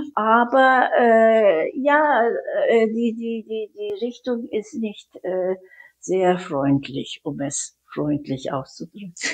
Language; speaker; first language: German; early bilingual, other home language; Turkish